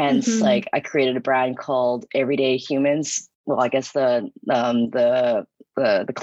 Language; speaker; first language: English; non-native, local second language; Cantonese